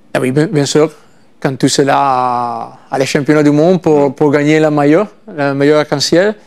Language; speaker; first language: French; non-native, learner; Italian